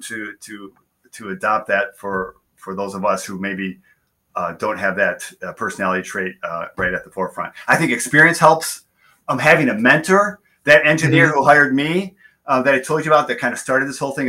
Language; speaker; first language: English; native; English